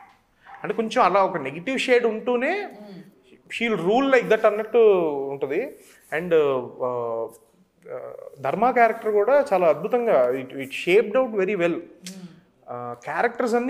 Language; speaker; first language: Telugu; native; Telugu